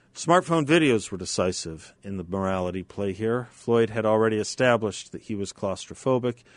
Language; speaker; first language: English; native; English